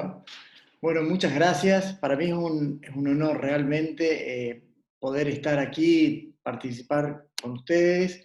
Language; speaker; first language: Spanish; native; Spanish